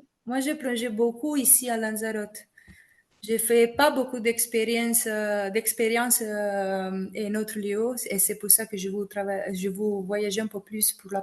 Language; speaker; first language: French; non-native, fluent; Italian